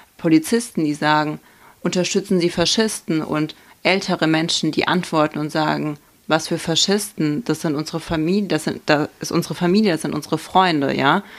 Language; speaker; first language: German; early bilingual, other home language; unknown